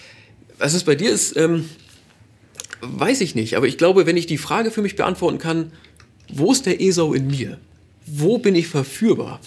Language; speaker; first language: German; native; German